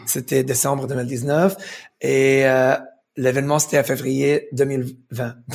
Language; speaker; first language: French; early bilingual, heritage; French